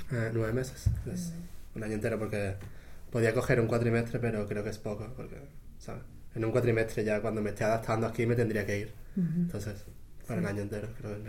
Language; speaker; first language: Spanish; native; Spanish